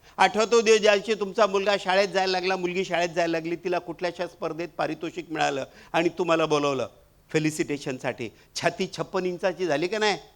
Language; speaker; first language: Marathi; non-native, local second language; Marwari